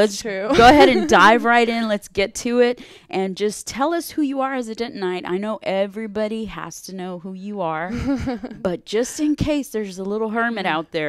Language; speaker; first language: English; native; English